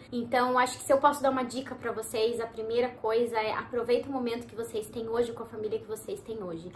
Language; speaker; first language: Portuguese; native; Portuguese